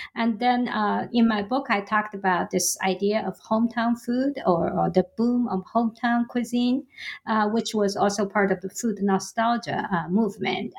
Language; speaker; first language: English; non-native, fluent; Chinese